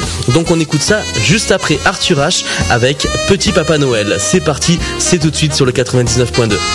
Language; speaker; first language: French; native; French